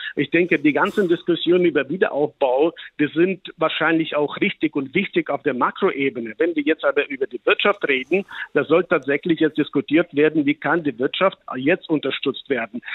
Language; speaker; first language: German; non-native, fluent; Ukrainian